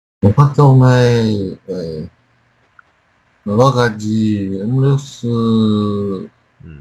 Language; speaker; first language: Korean; non-native, learner; Chinese